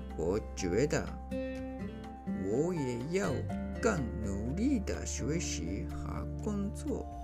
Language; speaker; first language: Chinese; non-native, learner; Japanese